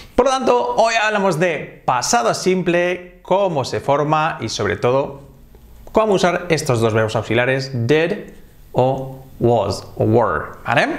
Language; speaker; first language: Spanish; native; Spanish